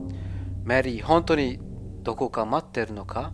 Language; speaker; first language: Japanese; non-native, learner; German